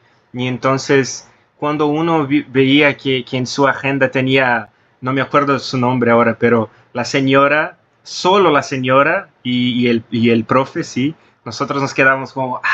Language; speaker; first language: Spanish; non-native, fluent; Portuguese